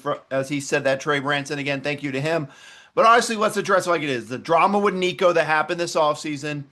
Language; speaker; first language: English; native; English